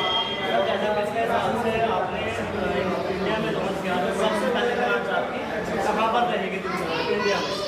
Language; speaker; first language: Hindi; native; Hindi